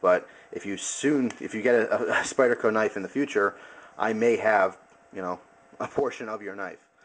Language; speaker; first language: English; native; English